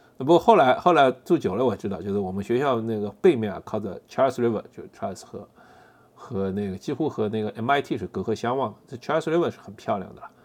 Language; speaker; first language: Chinese; native; Chinese